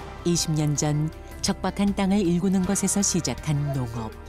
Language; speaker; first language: Korean; native; Korean